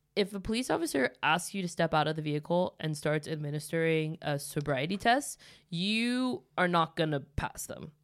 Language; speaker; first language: English; native; English